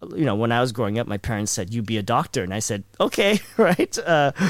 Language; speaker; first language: English; early bilingual, other home language; Filipino